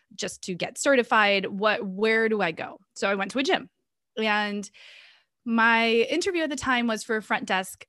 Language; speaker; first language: English; native; English